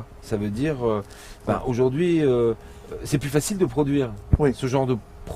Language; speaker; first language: French; native; French